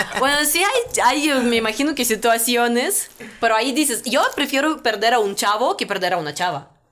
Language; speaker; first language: Spanish; non-native, fluent; Russian